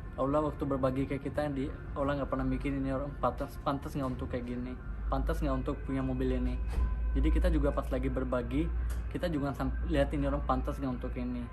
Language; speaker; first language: Indonesian; non-native, fluent; Urdu